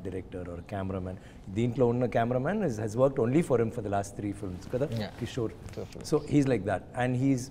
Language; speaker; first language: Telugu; non-native, learner; Tamil